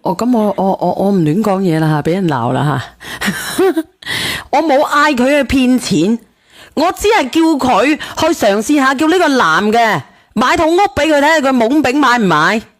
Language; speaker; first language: Cantonese; native; Cantonese